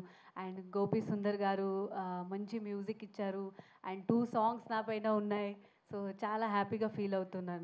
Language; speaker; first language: Telugu; non-native, fluent; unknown